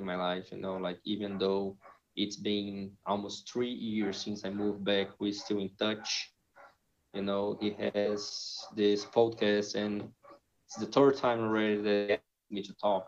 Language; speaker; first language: English; non-native, fluent; Portuguese